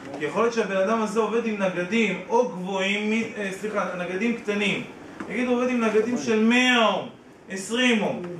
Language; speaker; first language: Hebrew; native; Hebrew